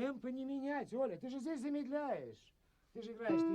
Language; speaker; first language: Russian; native; Russian